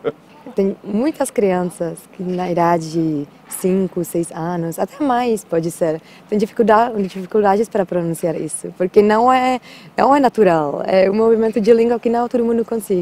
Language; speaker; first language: Portuguese; non-native, fluent; Czech